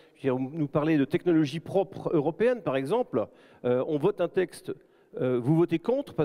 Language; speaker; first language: French; native; French